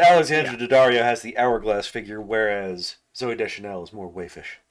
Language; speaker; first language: English; native; English